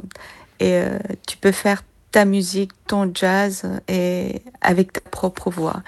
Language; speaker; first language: French; non-native, fluent; Korean